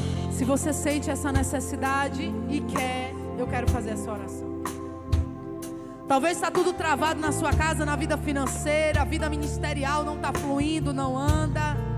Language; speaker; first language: Portuguese; native; Portuguese